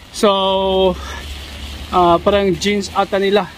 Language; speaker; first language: Filipino; non-native, local second language; Cebuano